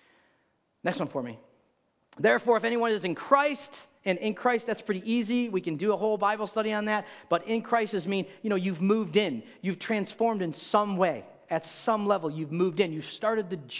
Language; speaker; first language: English; native; English